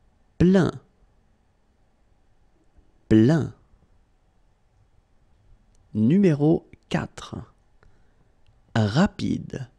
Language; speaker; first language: French; native; French